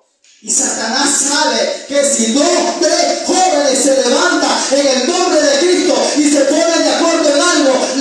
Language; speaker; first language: Spanish; native; Spanish